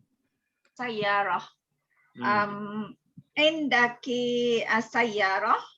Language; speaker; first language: Arabic; non-native, learner; Malay